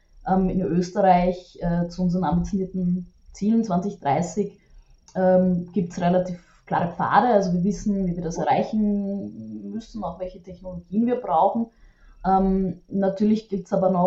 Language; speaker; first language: German; native; German